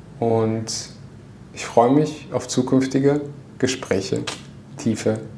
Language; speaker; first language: German; native; German